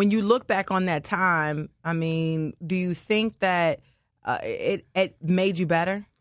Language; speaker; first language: English; native; English